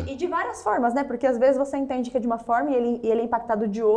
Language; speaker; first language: Portuguese; native; Portuguese